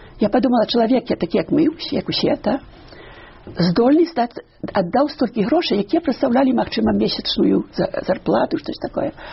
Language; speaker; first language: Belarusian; early bilingual, heritage; Belarusian